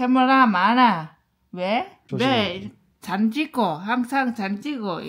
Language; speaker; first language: Korean; non-native, learner; Lao